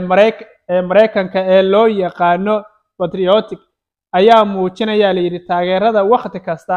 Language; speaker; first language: Somali; native; Somali